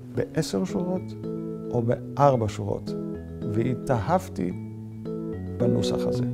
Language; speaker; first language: Hebrew; early bilingual, other home language; Yiddish